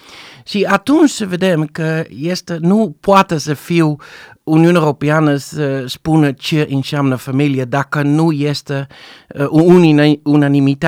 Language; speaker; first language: Romanian; non-native, fluent; Dutch